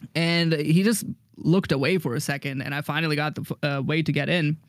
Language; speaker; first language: English; native; English